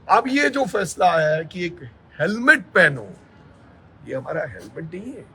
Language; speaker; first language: Hindi; non-native, local second language; Punjabi